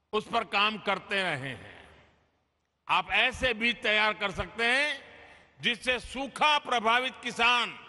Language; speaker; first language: Hindi; non-native, local second language; Gujarati